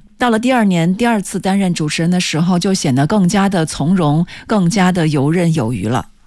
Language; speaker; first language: Chinese; native; Chinese